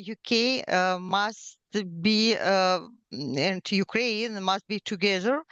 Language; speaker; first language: English; non-native, learner; Ukrainian